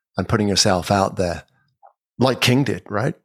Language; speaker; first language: English; native; English